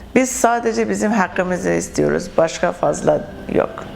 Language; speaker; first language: Turkish; non-native, learner; Persian